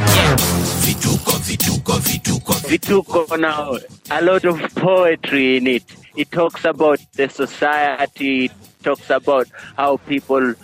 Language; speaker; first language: English; non-native, local second language; Giryama